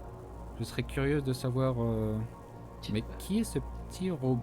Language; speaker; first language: French; native; French